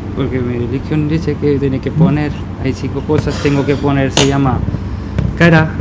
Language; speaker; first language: Spanish; non-native, learner; Punjabi